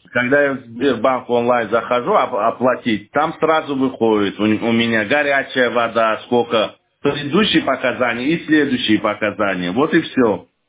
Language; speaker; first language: Russian; native; Russian